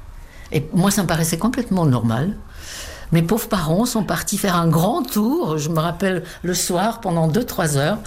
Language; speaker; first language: French; non-native, fluent; Czech